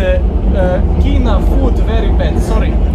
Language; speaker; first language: English; non-native, learner; Serbian